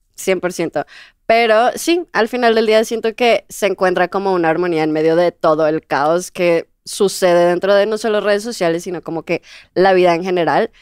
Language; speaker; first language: Spanish; native; Spanish